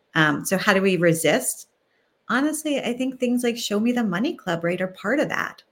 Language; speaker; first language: English; native; English